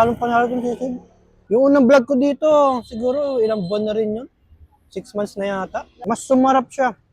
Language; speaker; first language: Filipino; native; Filipino